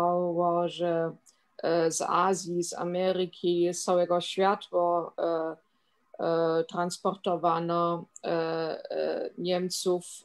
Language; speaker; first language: Polish; non-native, fluent; German